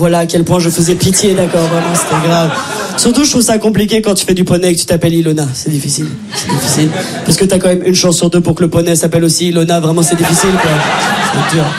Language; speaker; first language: French; native; French